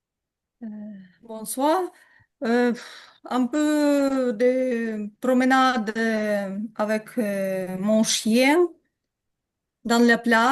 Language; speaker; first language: French; non-native, learner; Ukrainian